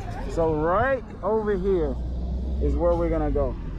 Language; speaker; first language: English; native; English